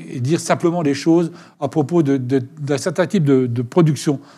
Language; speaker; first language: French; native; French